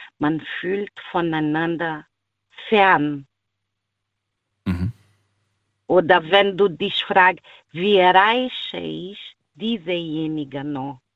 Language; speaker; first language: German; non-native, learner; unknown